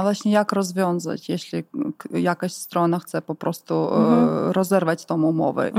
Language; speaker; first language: Polish; non-native, fluent; Ukrainian